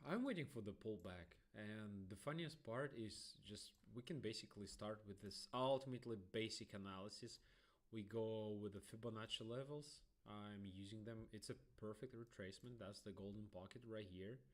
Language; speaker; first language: English; non-native, fluent; Russian